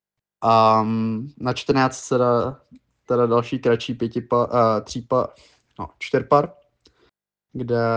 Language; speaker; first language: Czech; native; Czech